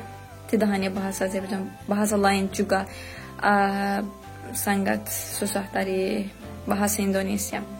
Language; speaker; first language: Indonesian; non-native, fluent; Azerbaijani